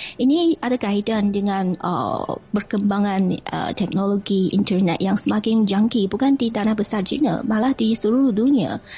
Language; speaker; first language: Malay; non-native, fluent; Chinese